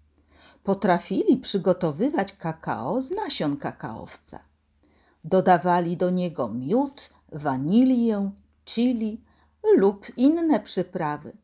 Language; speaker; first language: Polish; native; Polish